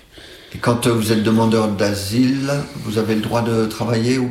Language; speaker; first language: French; native; French